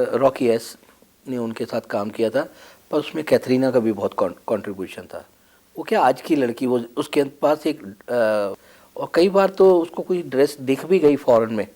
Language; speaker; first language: Hindi; native; Hindi